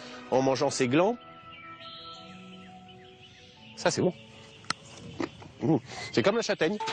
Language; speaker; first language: French; native; French